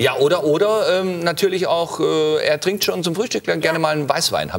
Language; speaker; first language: German; native; German